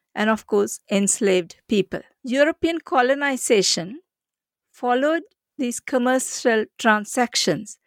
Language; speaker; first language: English; non-native, local second language; Sinhala